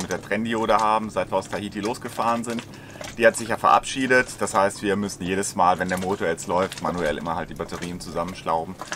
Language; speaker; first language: German; native; German